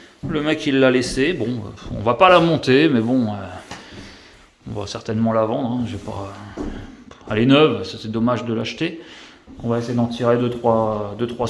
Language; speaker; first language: French; native; French